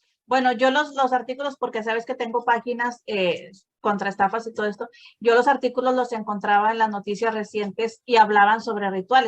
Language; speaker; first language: Spanish; native; Spanish